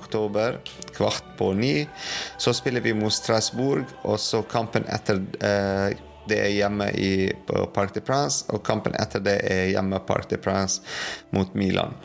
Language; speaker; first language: Norwegian; non-native, fluent; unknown